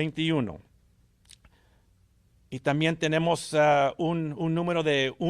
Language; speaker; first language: Spanish; early bilingual, heritage; English